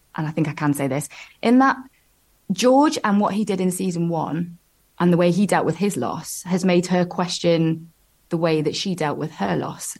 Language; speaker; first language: English; native; English